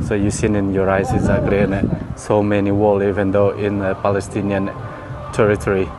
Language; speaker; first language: English; non-native, learner; Indonesian